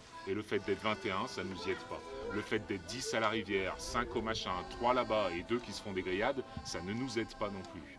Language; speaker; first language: French; native; French